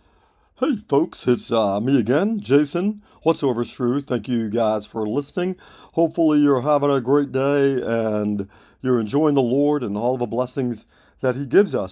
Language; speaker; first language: English; native; English